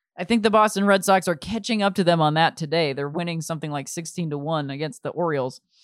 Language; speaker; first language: English; native; English